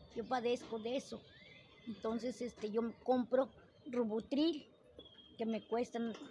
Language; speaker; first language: Spanish; native; Spanish